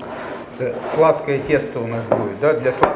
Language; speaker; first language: Russian; native; Russian